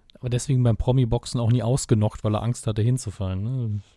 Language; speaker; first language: German; native; German